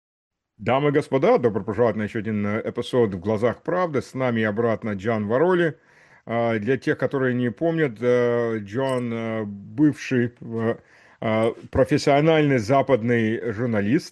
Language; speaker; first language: Russian; early bilingual, heritage; Russian